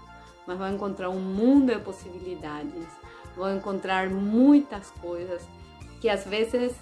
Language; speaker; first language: Portuguese; non-native, fluent; Spanish